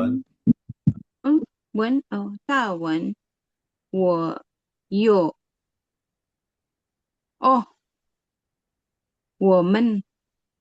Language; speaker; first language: Chinese; non-native, learner; Indonesian